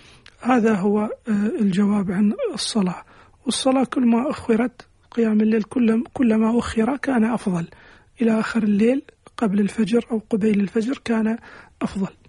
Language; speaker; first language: Arabic; native; Arabic